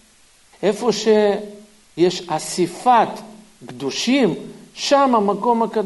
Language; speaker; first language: Hebrew; non-native, fluent; Russian